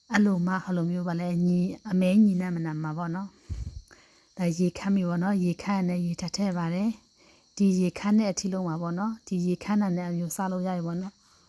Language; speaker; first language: Burmese; non-native, local second language; Kachin